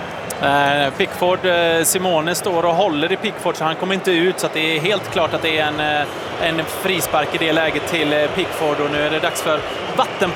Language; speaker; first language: Swedish; native; Swedish